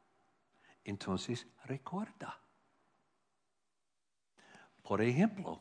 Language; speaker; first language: Spanish; non-native, learner; English